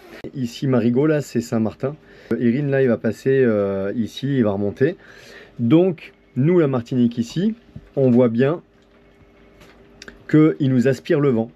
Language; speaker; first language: French; native; French